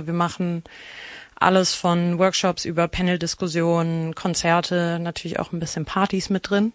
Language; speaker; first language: German; native; German